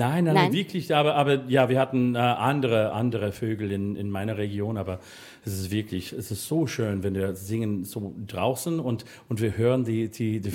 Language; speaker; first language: German; non-native, fluent; English